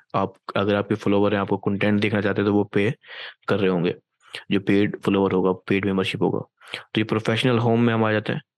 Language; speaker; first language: Urdu; native; Urdu